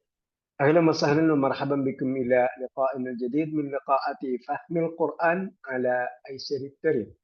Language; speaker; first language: Arabic; non-native, fluent; Malayalam